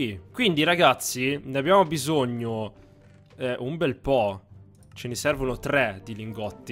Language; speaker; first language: Italian; native; Italian